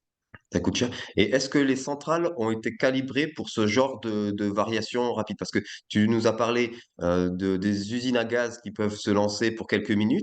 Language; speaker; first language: French; native; French